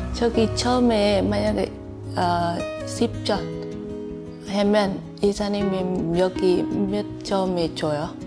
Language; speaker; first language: Korean; non-native, learner; Vietnamese